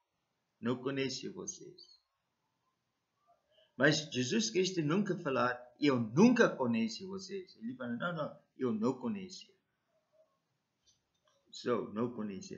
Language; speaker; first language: Portuguese; non-native, learner; English